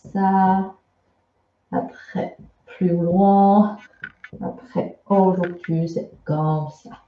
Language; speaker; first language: French; non-native, fluent; Chinese